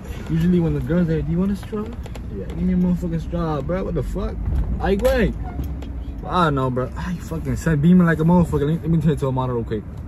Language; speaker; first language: English; early bilingual, other home language; Spanish